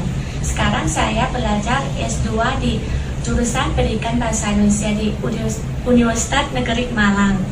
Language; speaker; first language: Indonesian; non-native, learner; Thai